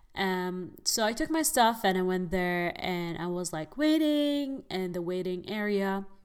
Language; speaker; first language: English; non-native, fluent; Arabic